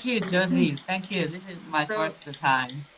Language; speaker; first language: English; non-native, learner; Chinese